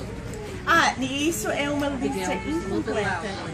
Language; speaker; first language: Portuguese; non-native, fluent; English